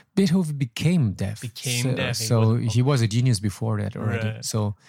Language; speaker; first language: English; non-native, fluent; German